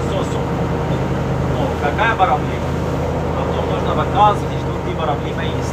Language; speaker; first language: Russian; non-native, learner; Arabic